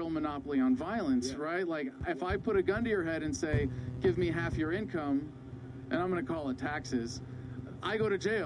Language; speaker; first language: English; native; English